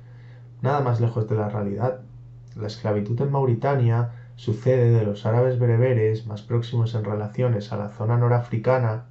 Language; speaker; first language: Spanish; native; Spanish